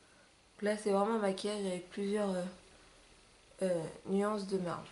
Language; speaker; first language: French; native; French